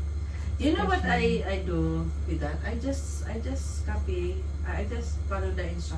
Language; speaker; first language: English; non-native, learner; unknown